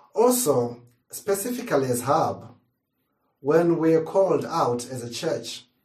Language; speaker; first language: English; non-native, local second language; Shona